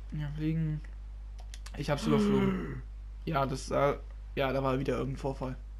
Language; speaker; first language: German; native; German